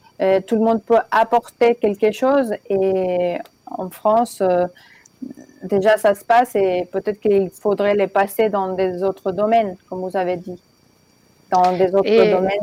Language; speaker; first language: French; non-native, fluent; Spanish